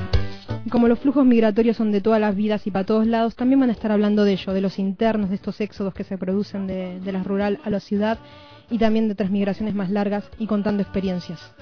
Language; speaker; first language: Spanish; native; Spanish